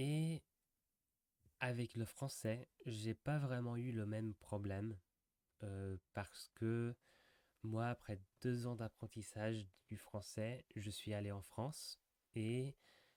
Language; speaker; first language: French; non-native, fluent; English